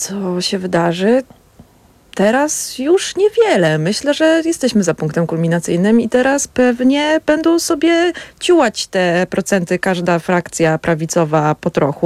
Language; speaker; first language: Polish; native; Polish